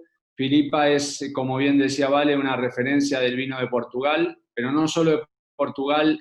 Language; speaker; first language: Spanish; native; Spanish